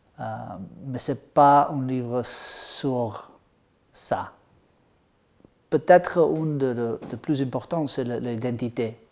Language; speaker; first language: French; non-native, learner; Spanish